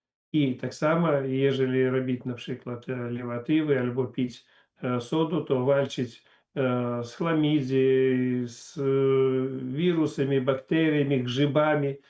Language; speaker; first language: Polish; non-native, learner; Russian